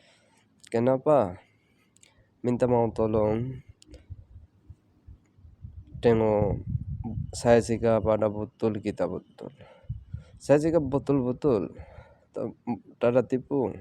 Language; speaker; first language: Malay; non-native, learner; Bangla